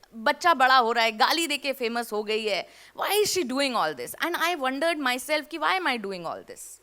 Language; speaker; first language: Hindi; native; Hindi